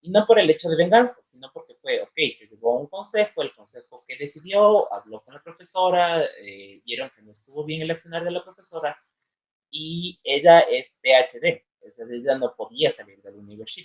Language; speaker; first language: Spanish; native; Spanish